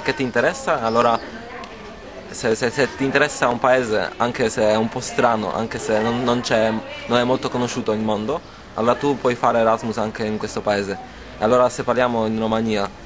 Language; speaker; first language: Italian; non-native, fluent; Polish